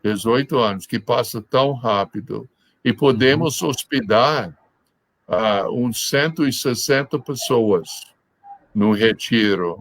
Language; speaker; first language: Portuguese; non-native, fluent; English